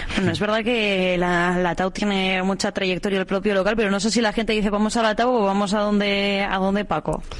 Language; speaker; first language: Spanish; native; Spanish